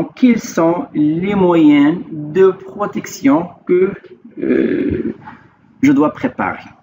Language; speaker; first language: French; non-native, local second language; Arabic